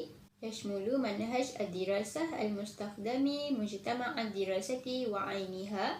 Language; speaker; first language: Arabic; non-native, learner; Malay